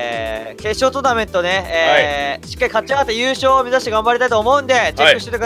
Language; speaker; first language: Japanese; native; Japanese